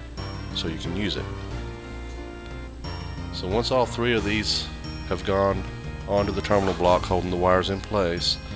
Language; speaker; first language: English; native; English